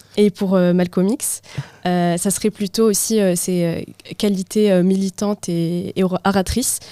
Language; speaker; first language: French; non-native, local second language; Arabic